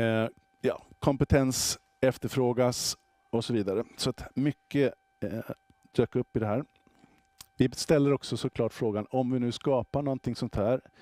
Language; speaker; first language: Swedish; native; Swedish